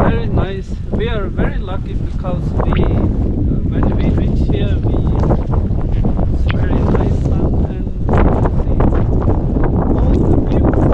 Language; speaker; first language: English; non-native, learner; Tibetan